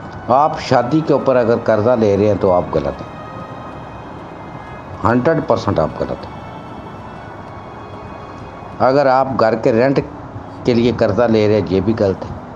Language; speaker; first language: Urdu; native; Urdu